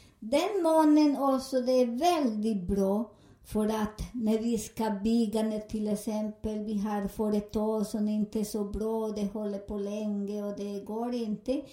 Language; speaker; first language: Swedish; non-native, learner; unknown